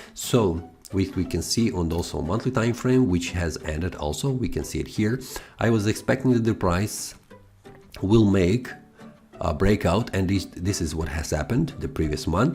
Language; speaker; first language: English; non-native, fluent; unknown